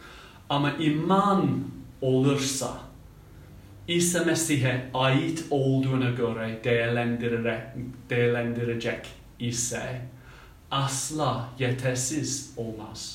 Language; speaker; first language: Turkish; non-native, fluent; English